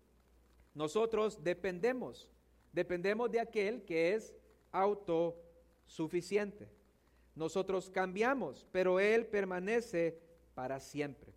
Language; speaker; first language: Spanish; native; Spanish